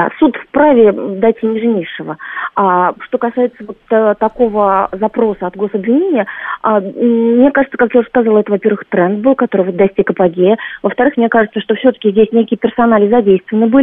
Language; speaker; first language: Russian; native; Russian